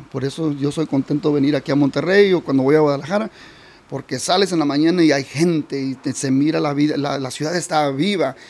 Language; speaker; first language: Spanish; early bilingual, heritage; Spanish